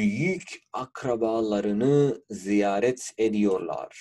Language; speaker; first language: Turkish; non-native, fluent; Urdu